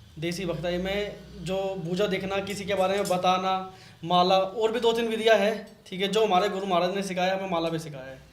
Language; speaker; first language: Hindi; native; Hindi